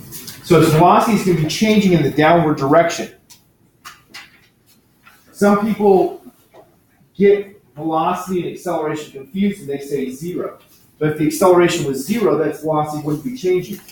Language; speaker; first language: English; native; English